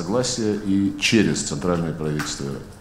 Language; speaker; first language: Russian; native; Russian